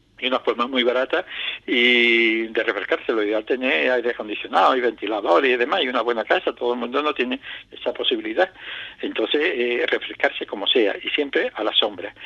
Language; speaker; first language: Spanish; native; Spanish